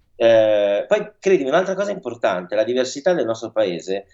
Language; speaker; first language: Italian; native; Italian